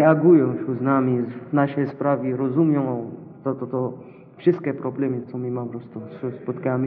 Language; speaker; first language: Polish; non-native, learner; Arabic